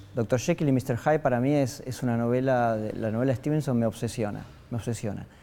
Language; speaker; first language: Spanish; native; Spanish